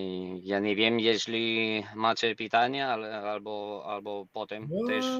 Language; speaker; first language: Polish; non-native, learner; Spanish